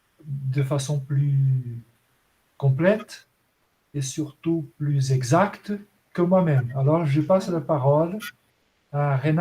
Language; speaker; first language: French; non-native, fluent; Portuguese